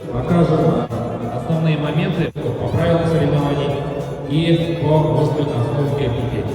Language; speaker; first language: Russian; native; Russian